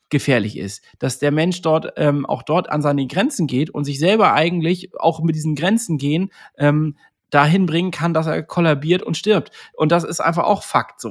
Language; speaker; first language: German; native; German